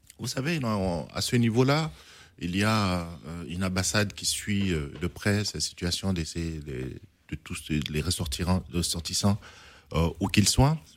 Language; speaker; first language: French; non-native, local second language; Arabic